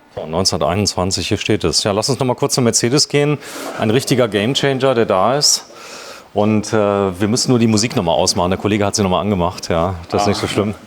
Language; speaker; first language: German; native; German